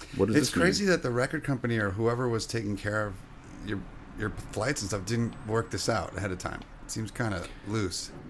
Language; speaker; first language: English; early bilingual, other home language; French